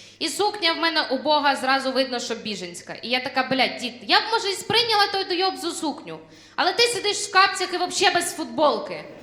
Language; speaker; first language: Ukrainian; non-native, local second language; Russian